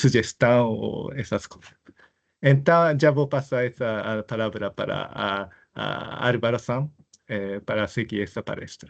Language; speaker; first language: Portuguese; non-native, fluent; Japanese